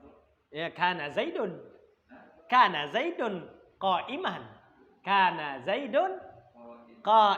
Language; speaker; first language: Arabic; non-native, learner; Indonesian